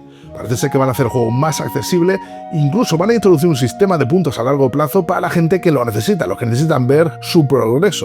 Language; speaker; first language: Spanish; native; Spanish